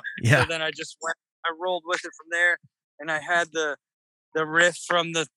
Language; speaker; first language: English; native; English